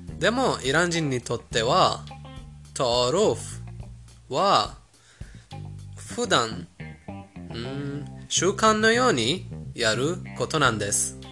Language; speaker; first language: Japanese; non-native, fluent; Persian